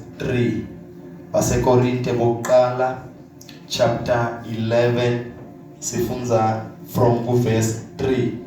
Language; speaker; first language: Zulu; non-native, local second language; Swati